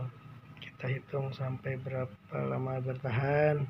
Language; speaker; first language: Indonesian; non-native, local second language; Banjar